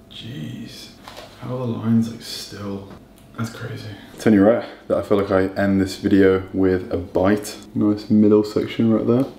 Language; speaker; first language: English; native; English